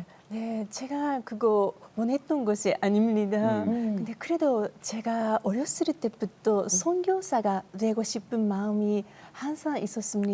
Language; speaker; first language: Korean; non-native, learner; Japanese